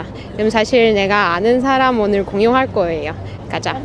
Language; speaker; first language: Korean; non-native, learner; Russian